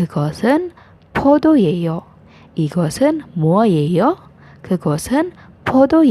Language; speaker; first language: Korean; non-native, fluent; Indonesian